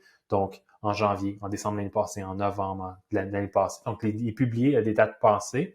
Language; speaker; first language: French; native; French